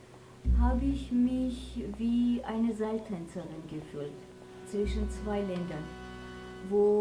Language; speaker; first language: German; non-native, fluent; Armenian